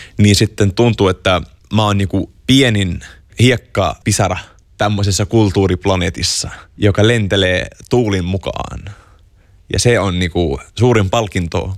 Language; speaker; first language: Finnish; non-native, fluent; Arabic